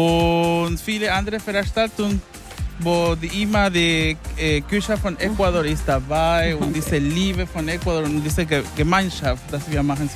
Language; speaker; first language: German; non-native, learner; Spanish